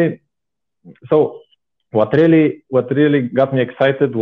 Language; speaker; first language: English; non-native, fluent; Bulgarian